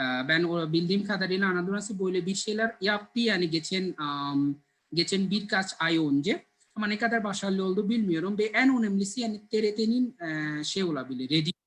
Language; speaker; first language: Turkish; non-native, fluent; Bangla